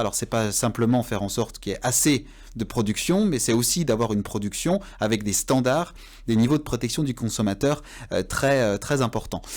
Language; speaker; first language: French; native; French